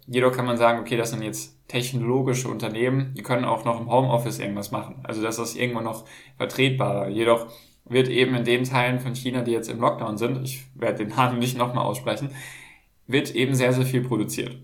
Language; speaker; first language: German; native; German